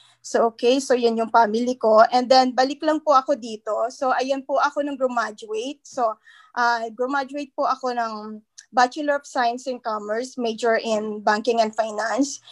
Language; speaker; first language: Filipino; native; Filipino